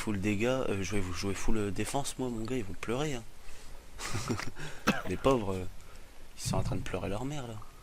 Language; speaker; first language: French; native; French